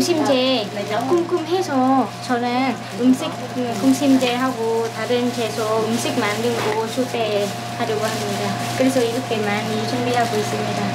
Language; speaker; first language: Korean; non-native, learner; Vietnamese